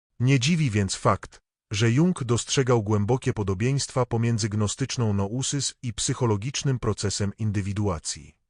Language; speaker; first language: Polish; native; Polish